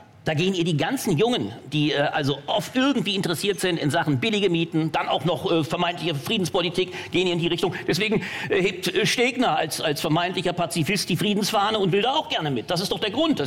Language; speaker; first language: German; native; German